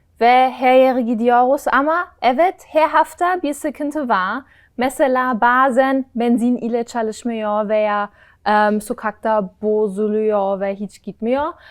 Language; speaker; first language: Turkish; non-native, learner; German